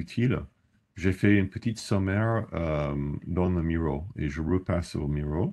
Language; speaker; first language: French; non-native, fluent; English